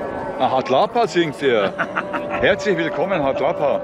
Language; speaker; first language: German; native; German